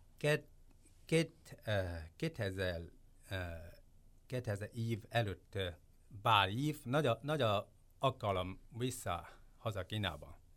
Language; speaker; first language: Hungarian; non-native, learner; Chinese